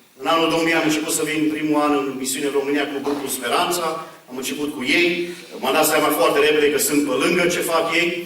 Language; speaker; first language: Romanian; early bilingual, heritage; Romanian